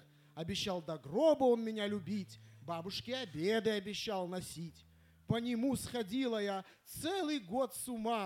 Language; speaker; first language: Russian; native; Russian